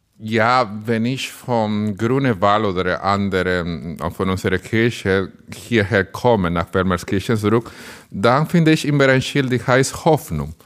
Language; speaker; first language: German; non-native, fluent; Spanish